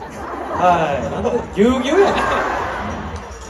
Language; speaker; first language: Japanese; native; Japanese